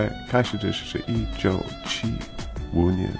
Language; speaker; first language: Chinese; non-native, learner; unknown